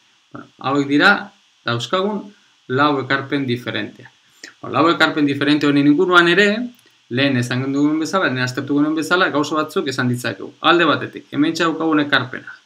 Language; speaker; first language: Basque; non-native, local second language; Spanish